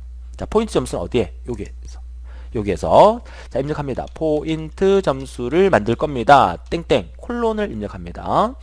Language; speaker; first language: Korean; native; Korean